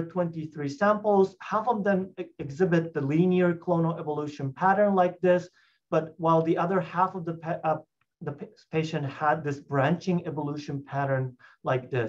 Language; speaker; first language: English; non-native, fluent; Japanese